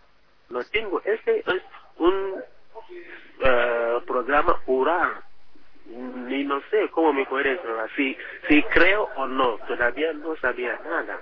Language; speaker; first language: Spanish; non-native, learner; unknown